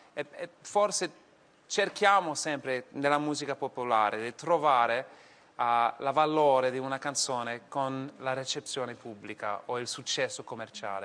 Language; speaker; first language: Italian; non-native, fluent; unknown